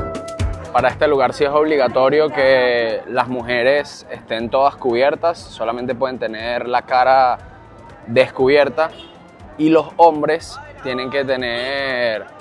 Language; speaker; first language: Spanish; native; Spanish